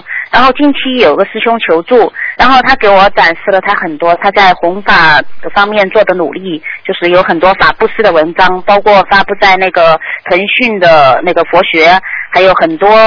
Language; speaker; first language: Chinese; native; Chinese